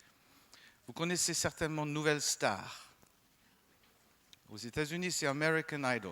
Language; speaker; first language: French; non-native, fluent; English